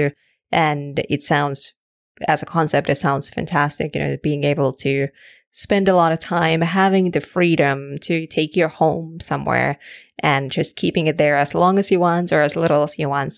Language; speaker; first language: English; native; English